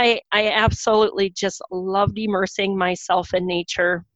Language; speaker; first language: English; native; English